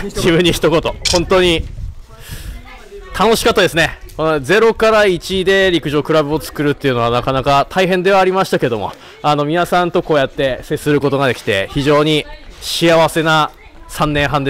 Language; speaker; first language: Japanese; native; Japanese